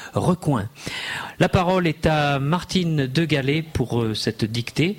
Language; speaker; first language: French; native; French